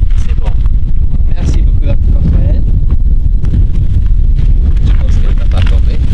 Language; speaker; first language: French; non-native, fluent; English